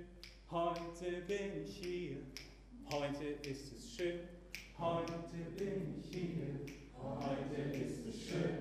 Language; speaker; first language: German; native; German